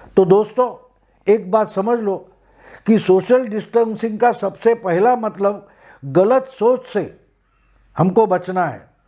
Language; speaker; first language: Hindi; non-native, local second language; Marathi